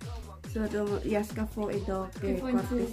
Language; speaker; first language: Swedish; non-native, learner; Filipino